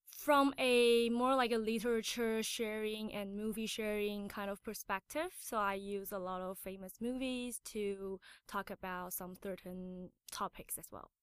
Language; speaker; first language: English; non-native, fluent; Chinese